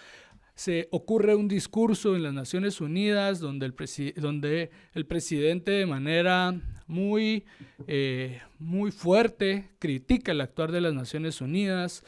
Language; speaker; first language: Spanish; native; Spanish